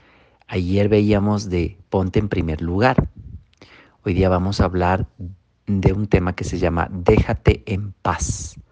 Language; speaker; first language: Spanish; native; Spanish